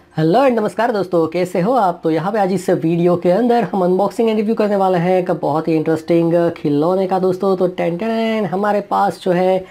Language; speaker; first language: Hindi; non-native, local second language; Gujarati